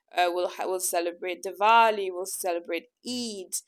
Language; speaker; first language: English; early bilingual, other home language; French